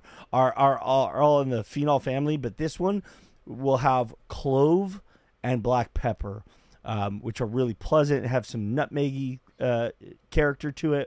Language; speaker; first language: English; native; English